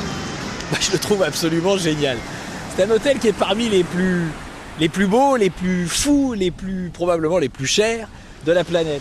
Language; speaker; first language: French; native; French